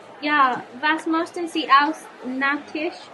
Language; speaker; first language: German; non-native, learner; English